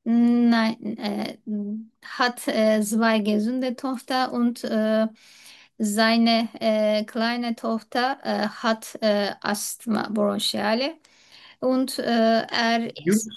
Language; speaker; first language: German; non-native, learner; Turkish